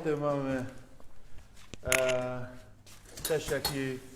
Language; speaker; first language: Polish; non-native, fluent; Italian